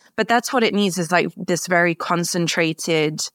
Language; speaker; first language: English; native; English